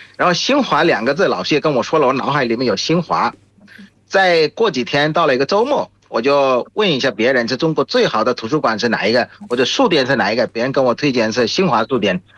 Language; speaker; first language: Chinese; non-native, fluent; Bangla